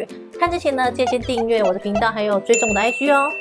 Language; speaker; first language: Chinese; native; Chinese